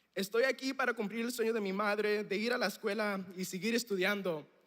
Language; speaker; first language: Spanish; early bilingual, heritage; Spanish